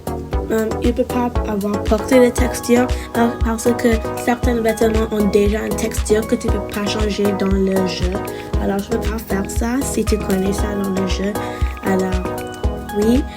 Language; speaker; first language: French; non-native, learner; English